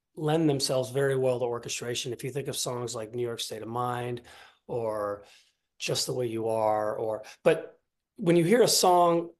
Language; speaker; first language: English; native; English